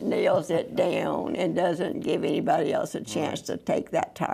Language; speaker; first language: English; native; English